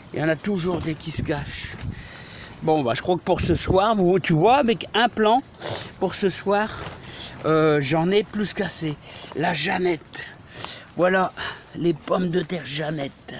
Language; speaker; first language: French; native; French